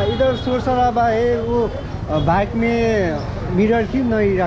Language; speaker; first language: Hindi; non-native, learner; Nepali